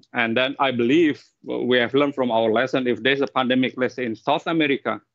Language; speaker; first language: English; non-native, fluent; Indonesian